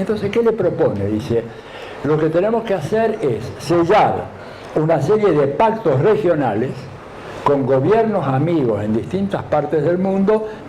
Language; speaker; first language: Spanish; native; Spanish